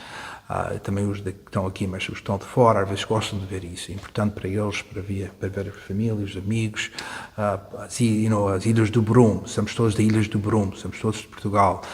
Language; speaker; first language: Portuguese; early bilingual, heritage; Portuguese